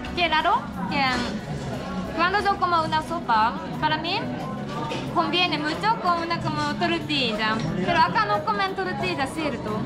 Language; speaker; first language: Spanish; non-native, learner; Japanese